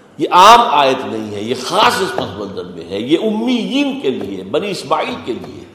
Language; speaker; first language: Urdu; native; Urdu